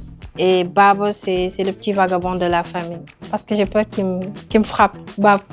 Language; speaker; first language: French; non-native, local second language; Wolof